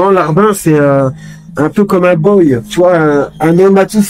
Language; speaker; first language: French; native; French